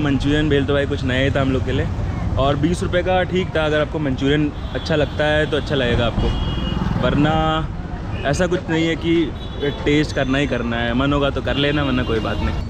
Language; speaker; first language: Hindi; native; Hindi